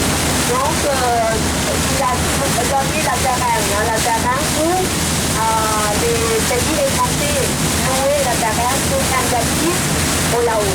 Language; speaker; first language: French; non-native, learner; Thai